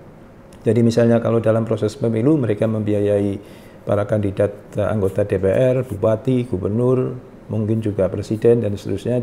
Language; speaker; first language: Indonesian; native; Indonesian